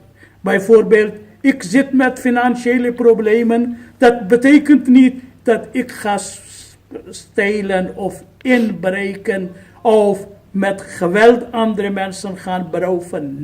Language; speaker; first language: Dutch; non-native, fluent; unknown